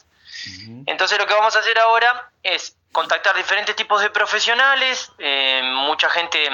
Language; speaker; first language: Spanish; native; Spanish